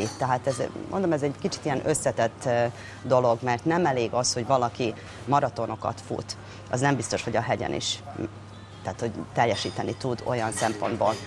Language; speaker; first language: Hungarian; native; Hungarian